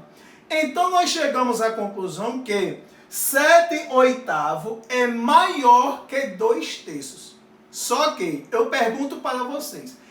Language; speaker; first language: Portuguese; native; Portuguese